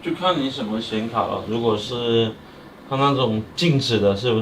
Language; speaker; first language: Chinese; native; Chinese